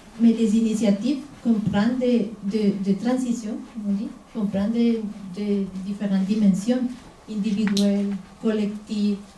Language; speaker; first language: French; non-native, fluent; Spanish